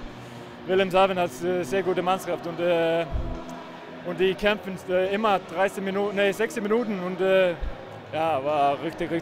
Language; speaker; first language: German; non-native, learner; Icelandic